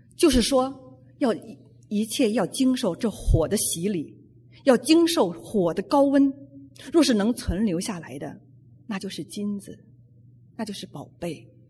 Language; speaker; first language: Chinese; native; Chinese